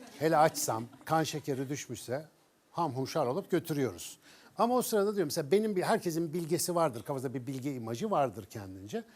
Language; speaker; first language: Turkish; native; Turkish